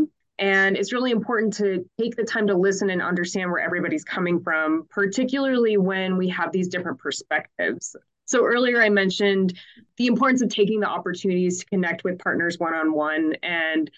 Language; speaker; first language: English; native; English